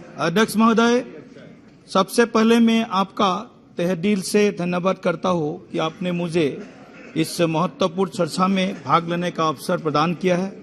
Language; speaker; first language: Hindi; non-native, local second language; Assamese